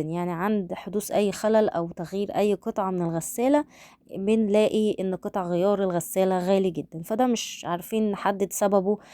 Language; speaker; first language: Arabic; native; Arabic